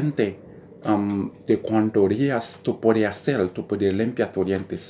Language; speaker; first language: Spanish; non-native, learner; Haitian Creole